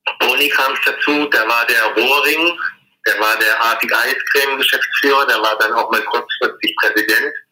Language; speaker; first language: German; native; German